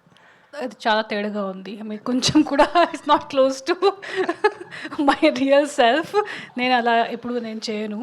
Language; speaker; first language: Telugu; non-native, learner; Hindi